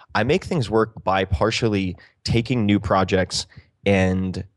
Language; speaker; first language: English; native; English